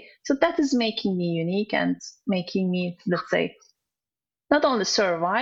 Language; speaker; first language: English; non-native, fluent; Turkish